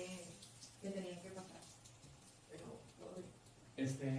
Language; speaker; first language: Spanish; early bilingual, heritage; Spanish